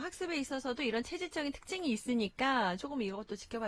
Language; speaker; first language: Korean; native; Korean